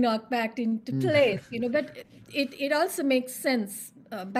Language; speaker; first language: English; non-native, local second language; Sinhala